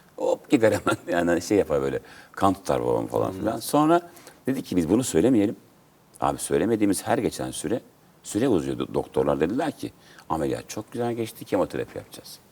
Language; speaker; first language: Turkish; native; Turkish